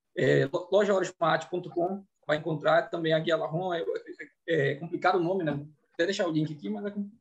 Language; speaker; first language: Portuguese; native; Portuguese